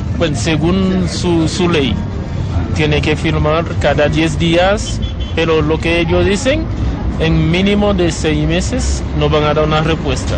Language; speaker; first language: Spanish; non-native, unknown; Haitian Creole